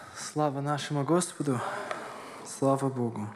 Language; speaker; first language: Russian; non-native, learner; English